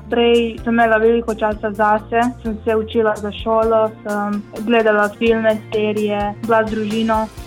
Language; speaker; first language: Slovenian; early bilingual, other home language; Bosnian